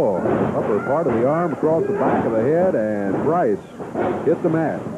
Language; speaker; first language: English; native; English